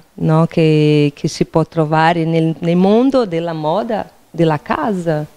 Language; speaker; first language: Italian; non-native, fluent; Portuguese